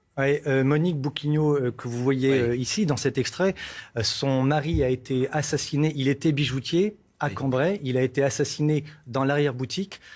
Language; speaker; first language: French; native; French